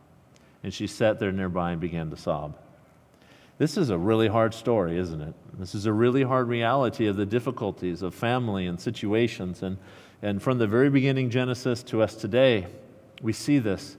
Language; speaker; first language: English; native; English